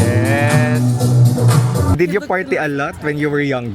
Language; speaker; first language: English; non-native, local second language; Filipino